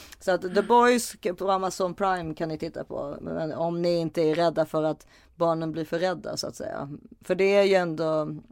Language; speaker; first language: Swedish; early bilingual, other home language; French